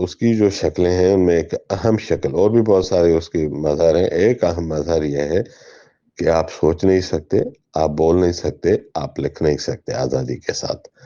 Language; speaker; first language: Urdu; non-native, local second language; Sindhi